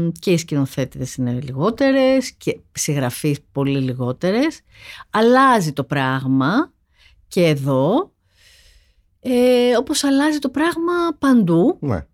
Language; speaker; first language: Greek; native; Greek